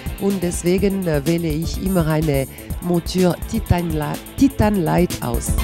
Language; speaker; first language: German; non-native, local second language; Italian